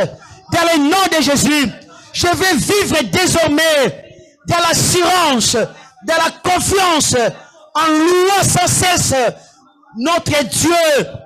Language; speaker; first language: French; non-native, local second language; Lingala